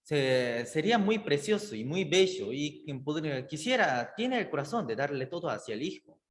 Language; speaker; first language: Spanish; native; Spanish